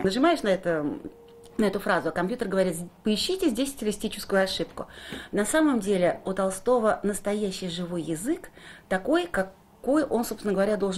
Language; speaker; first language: Russian; native; Russian